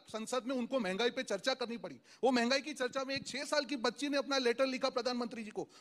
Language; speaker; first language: Hindi; non-native, local second language; Gujarati